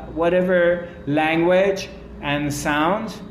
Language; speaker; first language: English; non-native, fluent; Persian